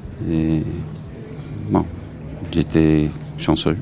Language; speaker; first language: French; non-native, fluent; English